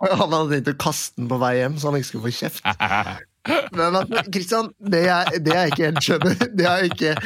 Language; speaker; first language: Norwegian; native; Norwegian